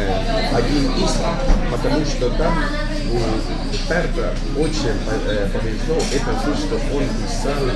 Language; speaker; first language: Russian; non-native, fluent; Estonian